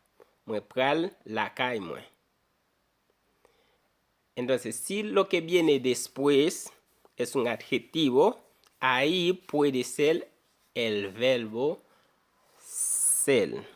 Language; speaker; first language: Spanish; non-native, fluent; Haitian Creole